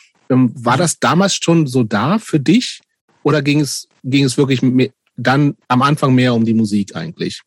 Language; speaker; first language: German; native; German